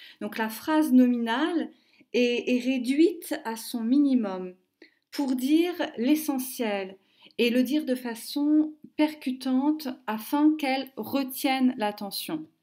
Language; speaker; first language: French; native; French